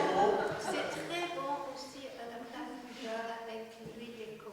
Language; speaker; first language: French; non-native, fluent; English